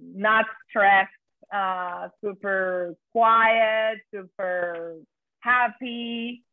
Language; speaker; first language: English; non-native, fluent; Spanish